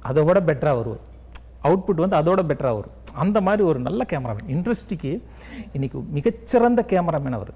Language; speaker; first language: Tamil; native; Tamil